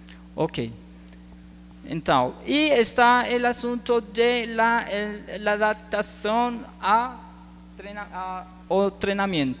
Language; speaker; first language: Portuguese; non-native, learner; Spanish